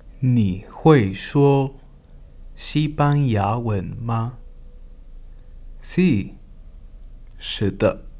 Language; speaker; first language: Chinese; non-native, fluent; Spanish